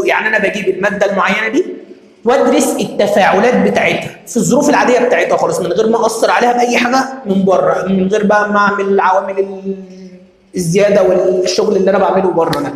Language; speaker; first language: Arabic; native; Arabic